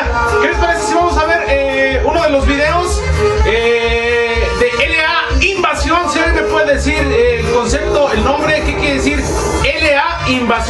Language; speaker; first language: Spanish; native; Spanish